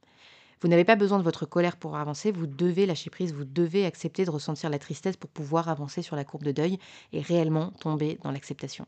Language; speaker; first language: French; native; French